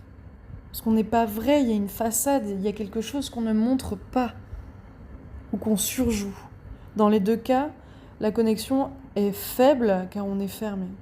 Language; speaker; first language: French; native; French